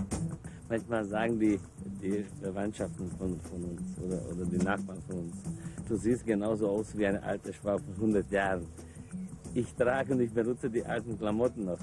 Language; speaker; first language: German; non-native, local second language; Hungarian